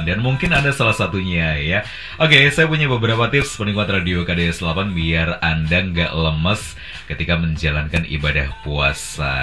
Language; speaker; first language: Indonesian; native; Indonesian